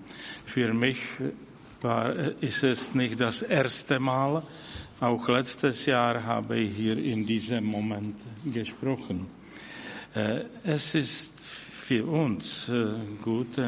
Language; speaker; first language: German; non-native, fluent; Czech